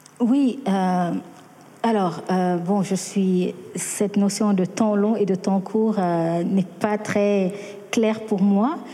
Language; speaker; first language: French; non-native, local second language; Wolof